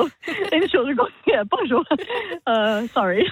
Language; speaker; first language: German; non-native, learner; English